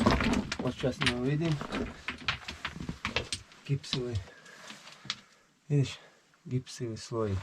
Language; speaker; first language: Russian; non-native, local second language; Chechen